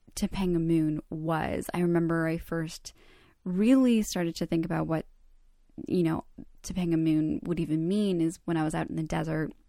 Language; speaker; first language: English; early bilingual, other home language; Croatian